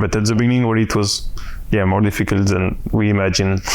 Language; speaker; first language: English; non-native, fluent; French